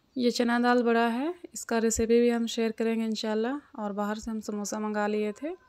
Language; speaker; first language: Hindi; native; Hindi